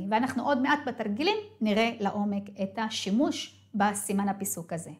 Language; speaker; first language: Hebrew; non-native, local second language; Arabic